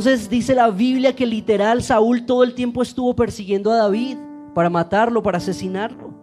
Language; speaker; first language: Spanish; native; Spanish